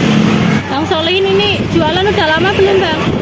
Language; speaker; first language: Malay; non-native, local second language; Javanese